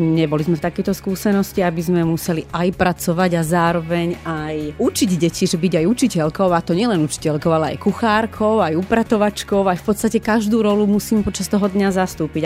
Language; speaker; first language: Slovak; native; Slovak